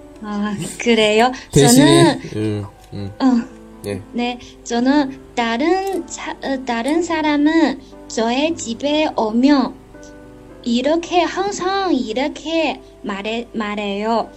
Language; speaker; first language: Korean; non-native, learner; Chinese